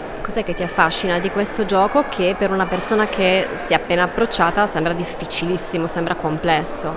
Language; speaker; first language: Italian; native; Italian